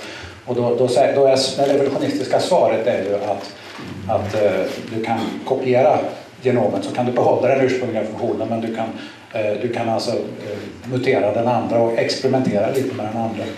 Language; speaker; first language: Swedish; native; Swedish